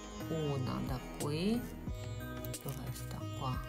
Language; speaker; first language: Italian; non-native, fluent; Russian